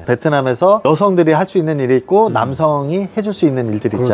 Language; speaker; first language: Korean; native; Korean